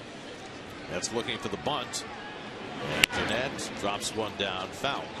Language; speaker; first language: English; native; English